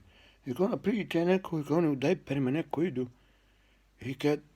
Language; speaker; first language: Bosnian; early bilingual, heritage; Bosnian